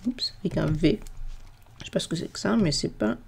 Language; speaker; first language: French; non-native, fluent; English